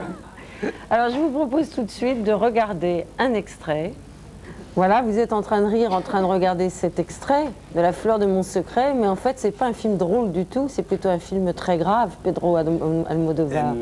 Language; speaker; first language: French; native; French